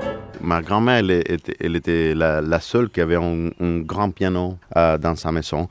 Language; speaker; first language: French; non-native, fluent; Spanish